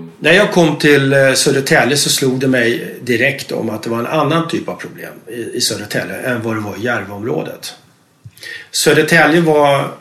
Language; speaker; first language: Swedish; native; Swedish